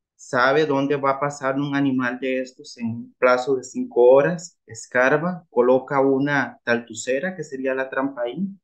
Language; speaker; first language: Spanish; native; Spanish